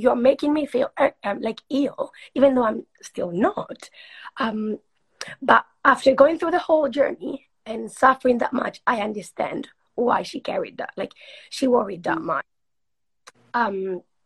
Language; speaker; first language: English; non-native, fluent; Spanish